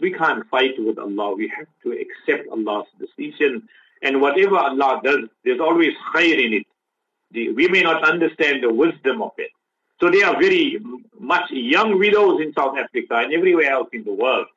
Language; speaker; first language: English; native; English